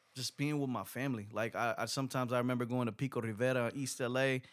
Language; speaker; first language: English; early bilingual, other home language; Spanish